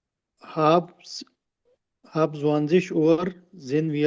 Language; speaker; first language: German; non-native, learner; Urdu